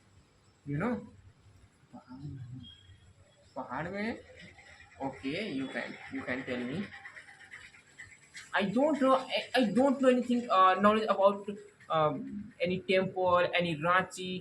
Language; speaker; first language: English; non-native, learner; Hindi